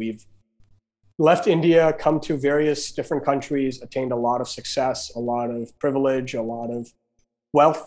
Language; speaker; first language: English; non-native, local second language; Gujarati